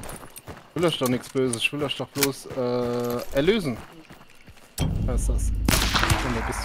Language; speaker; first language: German; native; German